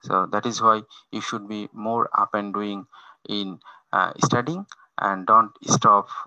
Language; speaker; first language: English; non-native, local second language; Bangla